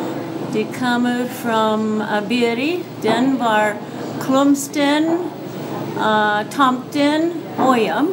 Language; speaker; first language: Norwegian; early bilingual, heritage; English